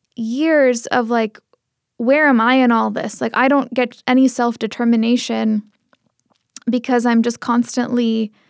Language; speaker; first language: English; early bilingual, other home language; Tamil